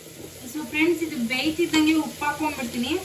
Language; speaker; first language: Kannada; native; Kannada